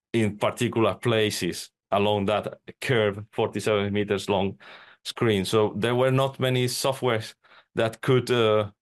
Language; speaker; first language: English; non-native, fluent; Spanish